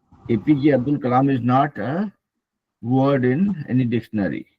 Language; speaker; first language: English; non-native, fluent; Hindi